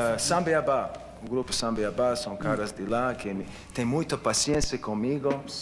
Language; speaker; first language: Portuguese; non-native, learner; English